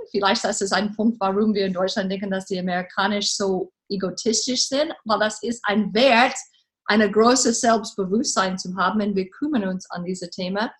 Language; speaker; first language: German; non-native, learner; English